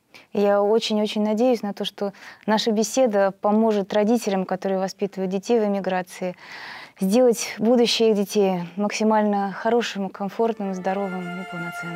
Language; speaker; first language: Russian; native; Russian